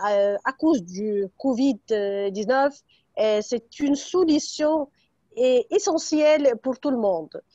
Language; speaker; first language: French; non-native, fluent; Arabic